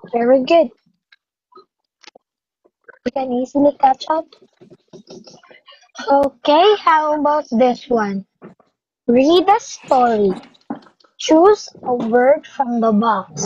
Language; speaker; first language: English; non-native, fluent; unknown